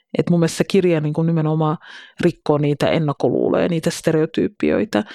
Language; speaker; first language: Finnish; early bilingual, other home language; Somali